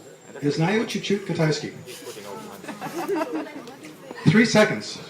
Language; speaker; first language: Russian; non-native, learner; English